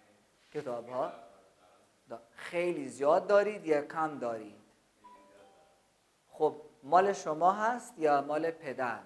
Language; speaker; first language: Persian; non-native, fluent; Urdu